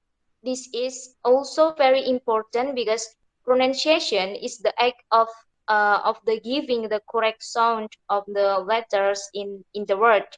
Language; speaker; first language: English; non-native, learner; Indonesian